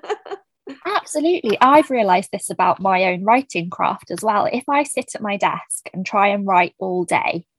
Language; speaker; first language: English; native; English